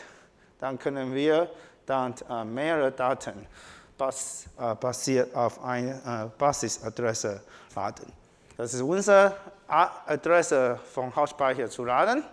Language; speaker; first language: German; non-native, learner; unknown